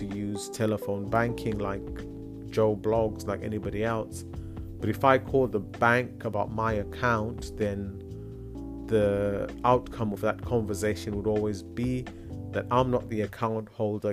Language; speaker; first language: English; non-native, local second language; Shona